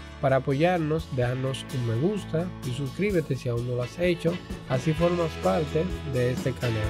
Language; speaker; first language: Spanish; native; Spanish